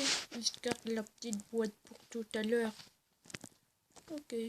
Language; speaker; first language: French; native; French